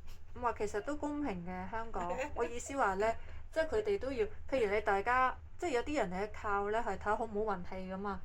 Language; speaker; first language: Cantonese; native; Cantonese